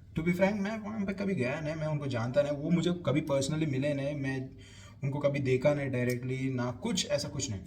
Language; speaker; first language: Hindi; non-native, local second language; Telugu